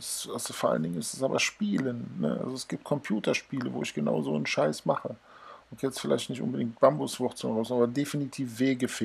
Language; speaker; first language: German; native; German